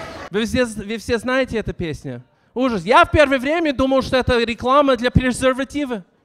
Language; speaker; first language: Russian; early bilingual, heritage; Russian